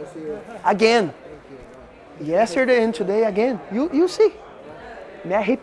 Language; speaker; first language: English; non-native, learner; Portuguese